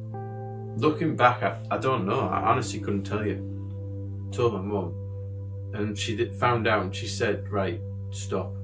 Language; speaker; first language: English; native; English